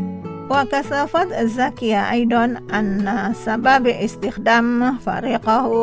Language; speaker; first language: Arabic; non-native, fluent; Indonesian